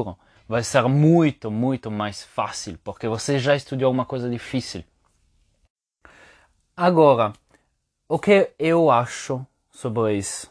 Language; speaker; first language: Portuguese; non-native, fluent; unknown